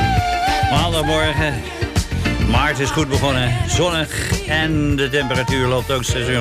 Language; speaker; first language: Dutch; native; Dutch